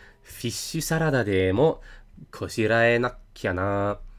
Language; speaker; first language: Japanese; non-native, learner; English